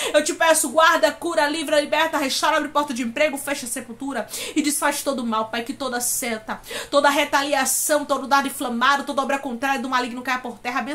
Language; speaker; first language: Portuguese; native; Portuguese